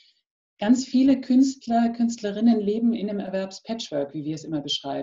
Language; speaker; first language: German; native; German